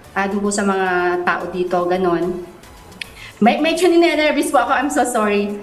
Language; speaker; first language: Filipino; native; Filipino